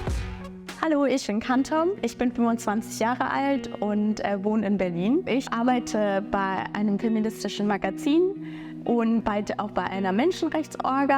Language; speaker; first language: German; early bilingual, other home language; Bangla